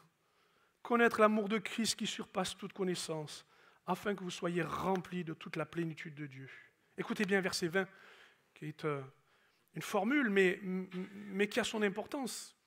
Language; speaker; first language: French; native; French